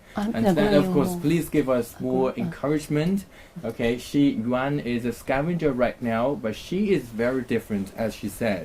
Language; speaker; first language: English; non-native, fluent; Chinese